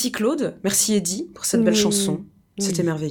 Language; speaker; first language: French; native; French